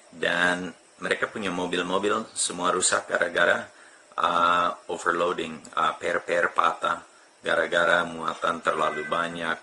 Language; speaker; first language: Indonesian; non-native, fluent; English